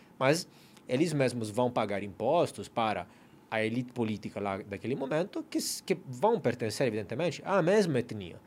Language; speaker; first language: Portuguese; non-native, fluent; Italian